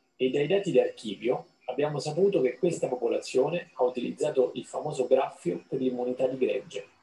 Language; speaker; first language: Italian; non-native, fluent; Albanian